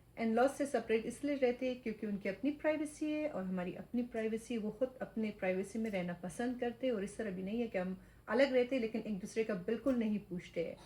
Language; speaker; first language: Urdu; non-native, fluent; Persian